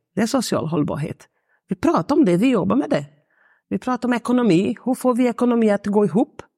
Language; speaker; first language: Swedish; non-native, fluent; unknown